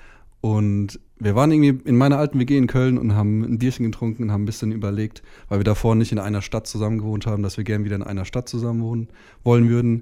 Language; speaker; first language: German; native; German